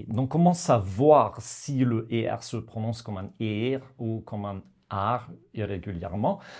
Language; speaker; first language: French; non-native, fluent; Norwegian